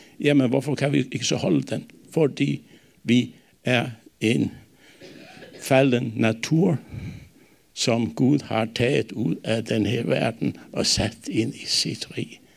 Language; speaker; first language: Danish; non-native, local second language; Faroese